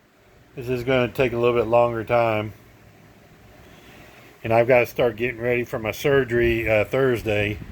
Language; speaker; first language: English; native; English